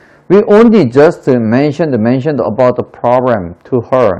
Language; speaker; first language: English; non-native, fluent; Korean